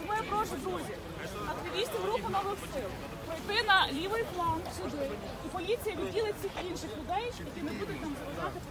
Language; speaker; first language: Ukrainian; native; Ukrainian